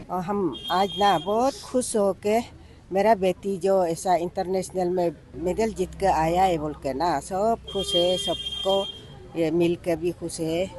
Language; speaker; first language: Hindi; non-native, local second language; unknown